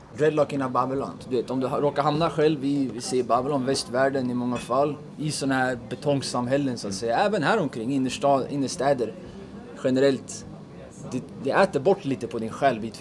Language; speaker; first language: Swedish; native; Swedish